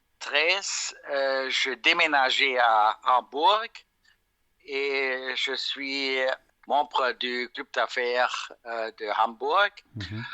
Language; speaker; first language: French; non-native, fluent; German